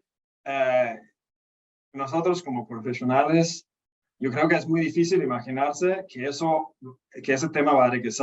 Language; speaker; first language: Spanish; non-native, fluent; Danish